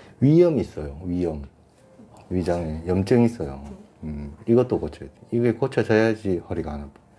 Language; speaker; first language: Korean; native; Korean